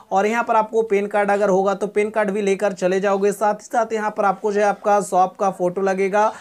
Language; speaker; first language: Hindi; native; Hindi